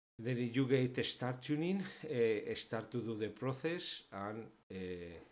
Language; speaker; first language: English; non-native, fluent; Spanish